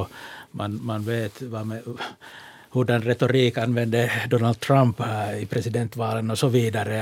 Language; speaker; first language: Swedish; non-native, local second language; Finnish